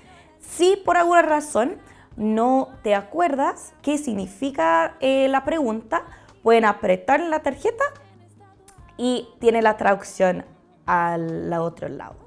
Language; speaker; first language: Spanish; non-native, fluent; English